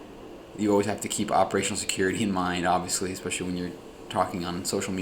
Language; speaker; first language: English; native; English